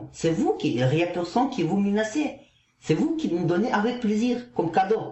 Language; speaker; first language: French; non-native, learner; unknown